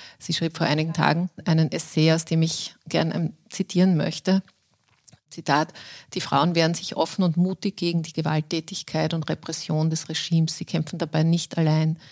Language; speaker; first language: German; native; German